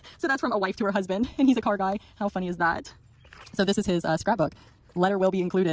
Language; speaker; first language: English; native; English